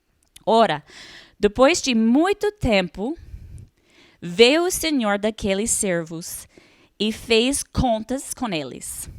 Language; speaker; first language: Portuguese; non-native, fluent; English